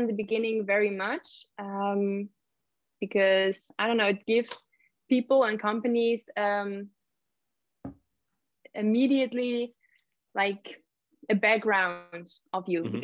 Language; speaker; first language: English; non-native, fluent; German